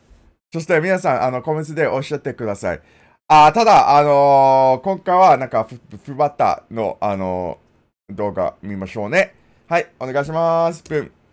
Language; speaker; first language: Japanese; non-native, learner; English